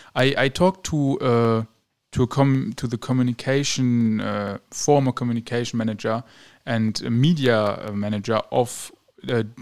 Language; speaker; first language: English; non-native, fluent; German